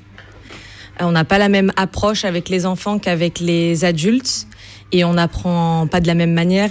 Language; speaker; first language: French; native; French